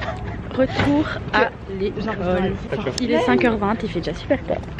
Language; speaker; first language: French; native; French